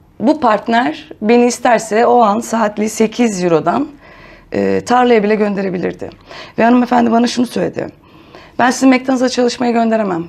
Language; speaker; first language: Turkish; native; Turkish